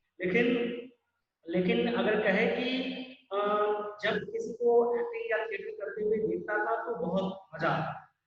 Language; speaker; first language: Hindi; native; Hindi